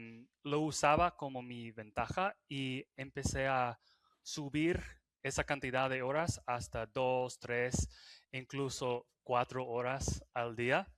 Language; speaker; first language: Spanish; non-native, fluent; English